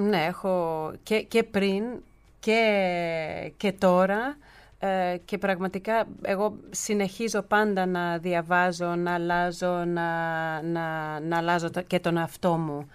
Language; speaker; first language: Greek; early bilingual, heritage; Greek